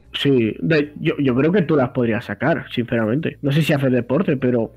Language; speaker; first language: Spanish; early bilingual, other home language; Russian